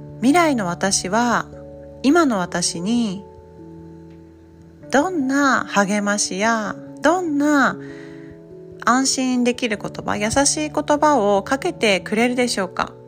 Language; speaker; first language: Japanese; native; Japanese